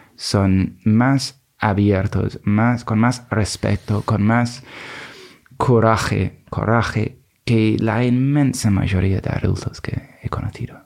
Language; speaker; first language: Spanish; non-native, fluent; English